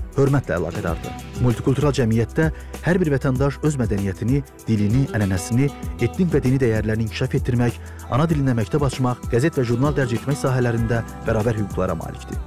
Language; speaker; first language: Azerbaijani; native; Azerbaijani